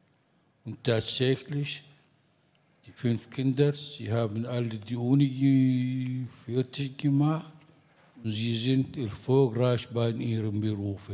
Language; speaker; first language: German; non-native, fluent; Arabic